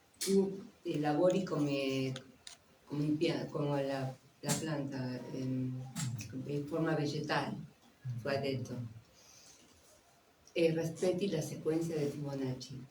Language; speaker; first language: Italian; non-native, fluent; Spanish